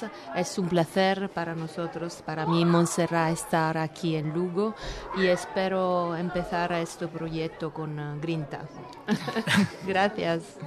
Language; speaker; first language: Spanish; non-native, fluent; Italian